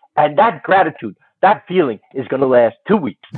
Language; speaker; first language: English; native; English